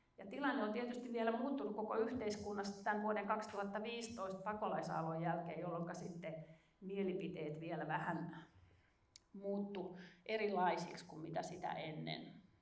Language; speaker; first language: Finnish; native; Finnish